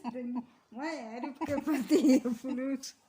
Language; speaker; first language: Arabic; non-native, learner; Oromo